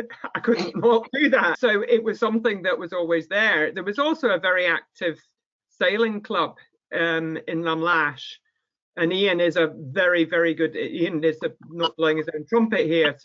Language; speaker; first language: English; native; English